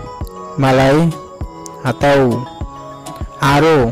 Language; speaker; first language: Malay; non-native, learner; Bangla